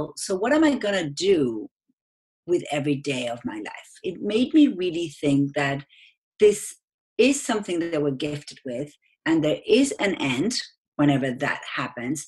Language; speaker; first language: English; non-native, fluent; Spanish